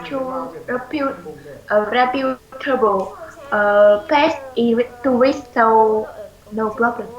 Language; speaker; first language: English; non-native, learner; Vietnamese